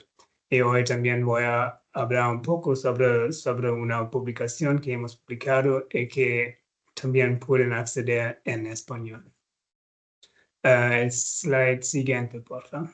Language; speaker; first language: Spanish; non-native, fluent; German